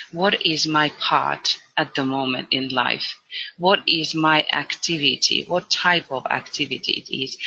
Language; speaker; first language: English; non-native, fluent; Finnish